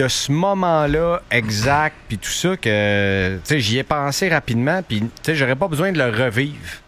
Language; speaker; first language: French; native; French